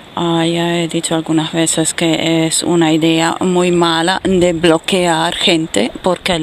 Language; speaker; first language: Spanish; non-native, fluent; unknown